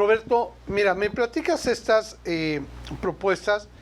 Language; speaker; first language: Spanish; native; Spanish